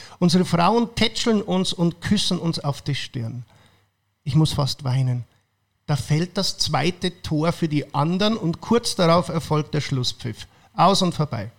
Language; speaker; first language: German; native; German